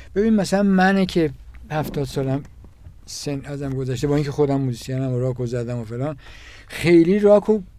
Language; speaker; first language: Persian; native; Persian